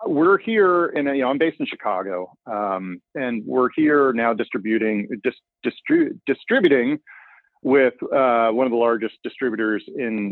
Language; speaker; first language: English; native; English